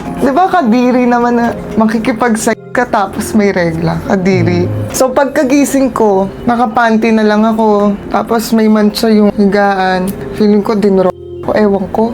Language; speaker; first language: Filipino; non-native, local second language; Cebuano